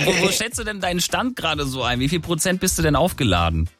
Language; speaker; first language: German; native; German